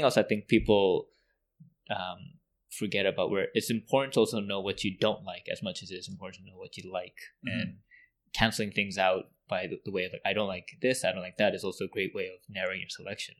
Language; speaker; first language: English; native; English